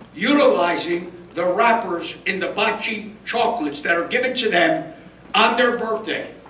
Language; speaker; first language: English; early bilingual, other home language; Italian